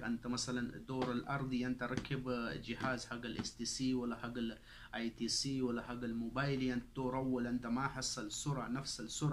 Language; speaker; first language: Arabic; non-native, learner; Urdu